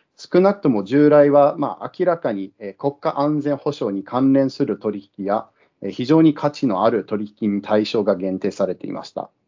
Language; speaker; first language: Japanese; non-native, fluent; English